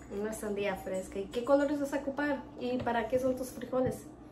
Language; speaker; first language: Spanish; early bilingual, heritage; Spanish